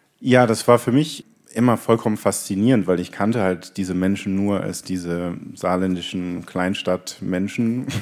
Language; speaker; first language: German; native; German